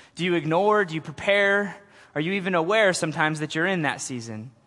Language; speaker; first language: English; native; English